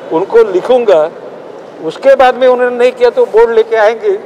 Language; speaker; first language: Hindi; non-native, local second language; Marathi